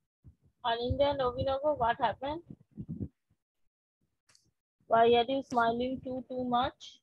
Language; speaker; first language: English; non-native, local second language; Bangla